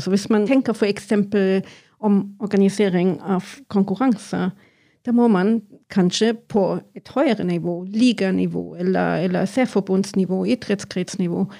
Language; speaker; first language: Norwegian; non-native, fluent; German